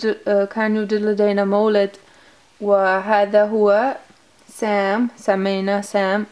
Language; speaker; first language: Arabic; non-native, learner; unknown